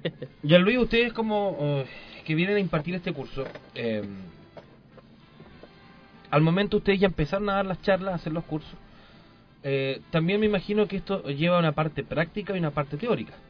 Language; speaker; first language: Spanish; native; Spanish